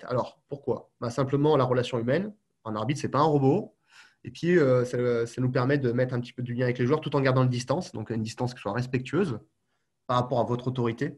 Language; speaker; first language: French; native; French